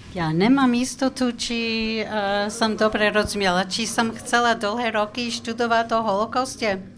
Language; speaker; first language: Slovak; non-native, fluent; English